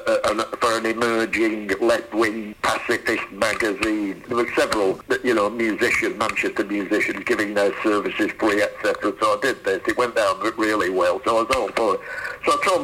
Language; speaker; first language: English; native; English